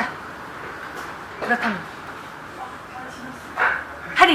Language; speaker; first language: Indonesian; non-native, fluent; Korean